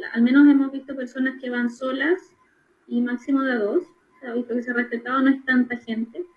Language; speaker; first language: Spanish; native; Spanish